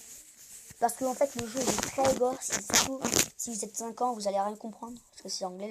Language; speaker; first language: French; native; French